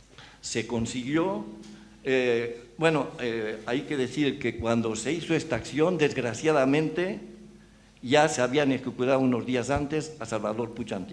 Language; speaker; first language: Spanish; native; Spanish